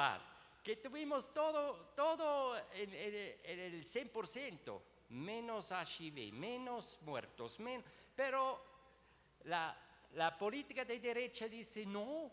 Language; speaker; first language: Spanish; non-native, learner; Swiss German